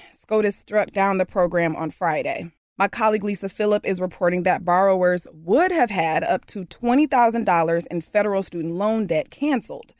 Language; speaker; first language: English; native; English